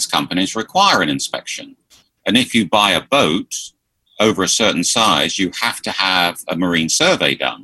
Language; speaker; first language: English; native; English